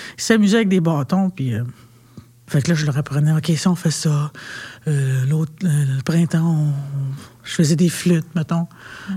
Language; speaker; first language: French; non-native, local second language; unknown